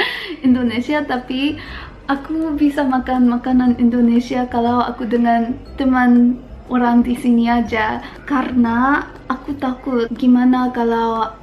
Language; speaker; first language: Indonesian; non-native, learner; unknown